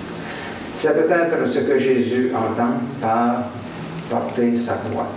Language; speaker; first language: French; native; French